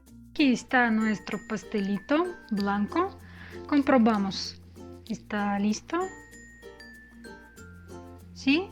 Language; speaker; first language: Spanish; non-native, fluent; Russian